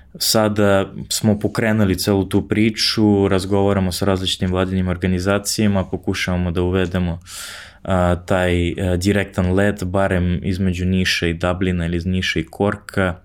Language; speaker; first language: Serbian; non-native, fluent; English